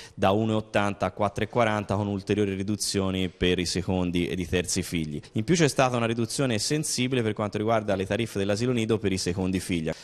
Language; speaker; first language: Italian; native; Italian